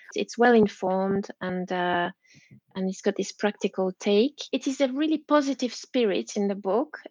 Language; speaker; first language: English; non-native, fluent; French